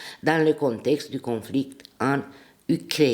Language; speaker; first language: French; non-native, fluent; Romanian